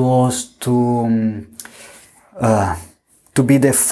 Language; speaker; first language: English; non-native, fluent; Italian